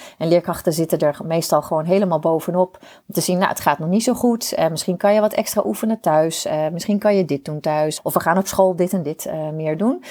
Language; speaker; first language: Dutch; native; Dutch